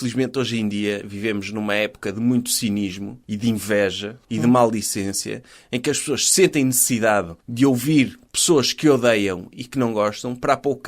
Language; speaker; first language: Portuguese; native; Portuguese